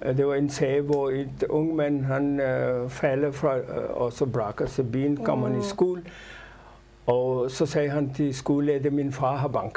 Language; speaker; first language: Danish; non-native, fluent; Urdu